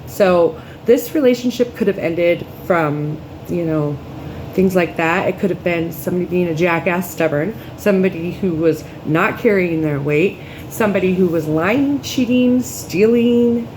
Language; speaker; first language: English; native; English